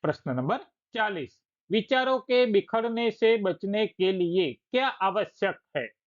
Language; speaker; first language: Hindi; non-native, local second language; Gujarati